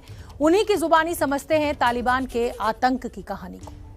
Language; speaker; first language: Hindi; native; Hindi